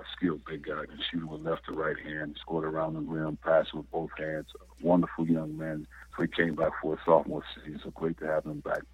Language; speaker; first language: English; native; English